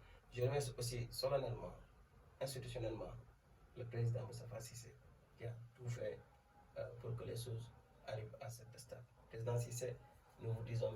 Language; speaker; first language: French; native; French